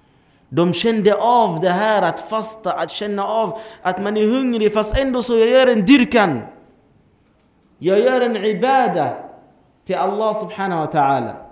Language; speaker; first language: Swedish; non-native, fluent; Arabic